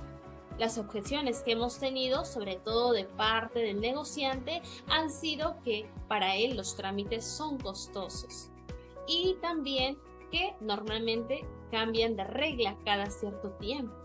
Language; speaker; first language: Spanish; native; Spanish